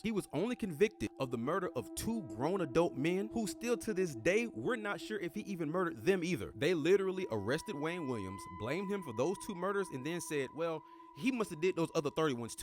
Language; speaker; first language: English; native; English